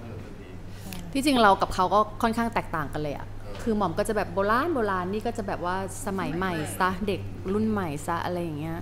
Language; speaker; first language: Thai; native; Thai